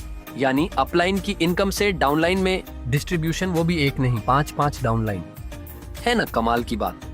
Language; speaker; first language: Hindi; native; Hindi